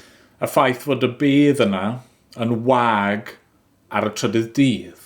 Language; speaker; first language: Welsh; native; Welsh